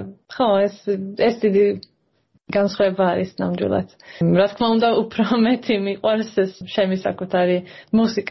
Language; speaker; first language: Georgian; early bilingual, heritage; Georgian